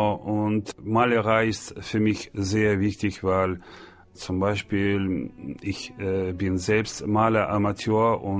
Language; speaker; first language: German; non-native, learner; Russian